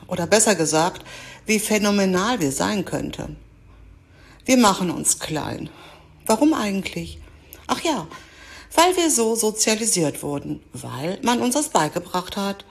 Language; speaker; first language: German; early bilingual, other home language; Greek